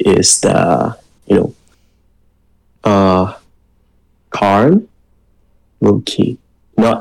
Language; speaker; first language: English; non-native, learner; Japanese